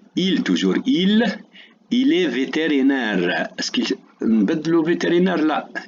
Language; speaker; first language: French; non-native, local second language; Arabic